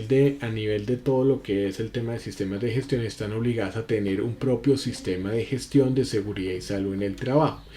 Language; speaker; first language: Spanish; native; Spanish